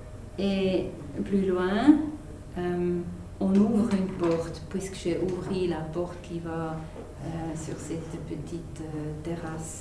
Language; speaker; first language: French; non-native, fluent; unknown